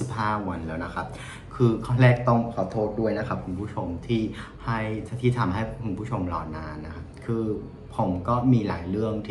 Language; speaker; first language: Thai; non-native, fluent; Vietnamese